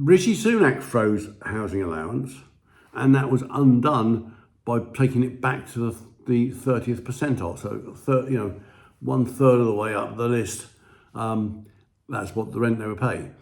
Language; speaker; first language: English; native; English